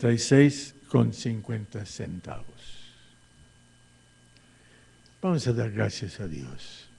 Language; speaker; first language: Spanish; non-native, fluent; English